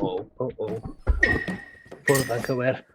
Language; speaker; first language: Welsh; non-native, learner; English